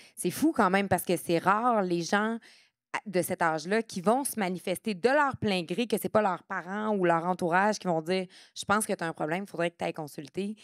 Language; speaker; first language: French; native; French